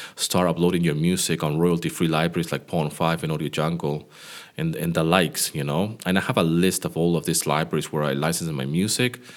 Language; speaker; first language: English; non-native, fluent; Greek